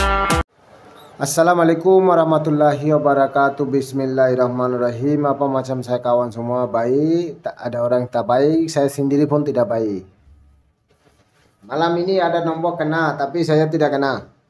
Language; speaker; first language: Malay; non-native, fluent; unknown